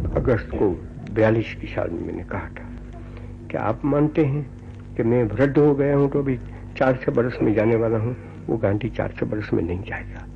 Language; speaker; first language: Hindi; non-native, local second language; Gujarati